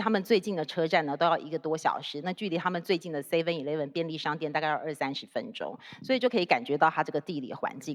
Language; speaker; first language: Chinese; native; Chinese